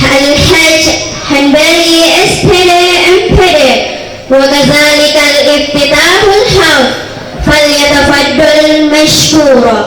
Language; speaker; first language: Arabic; non-native, learner; Indonesian